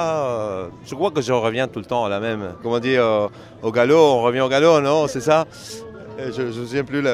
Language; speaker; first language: French; non-native, fluent; Spanish